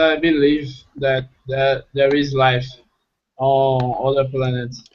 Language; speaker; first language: English; non-native, fluent; Portuguese